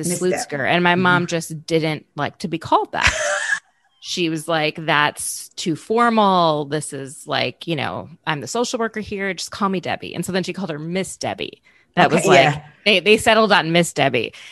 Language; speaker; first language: English; native; English